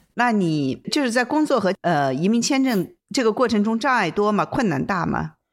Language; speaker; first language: Chinese; native; Chinese